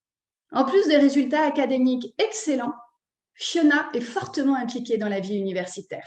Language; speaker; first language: French; native; French